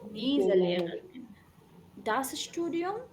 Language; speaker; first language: German; non-native, learner; Urdu